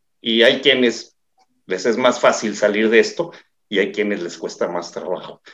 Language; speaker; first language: Spanish; native; Spanish